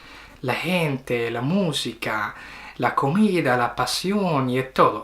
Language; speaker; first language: Spanish; non-native, learner; Arabic